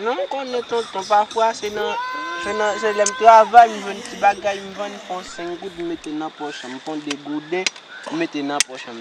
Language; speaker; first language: Haitian Creole; native; Haitian Creole